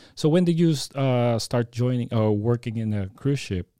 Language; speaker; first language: English; non-native, local second language; Filipino